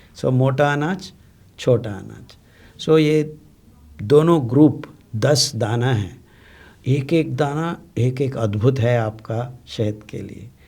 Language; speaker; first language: Hindi; non-native, local second language; Telugu